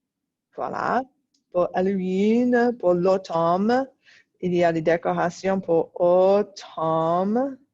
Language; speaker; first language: French; non-native, fluent; English